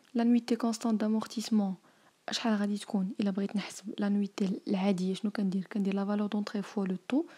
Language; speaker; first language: French; non-native, local second language; Arabic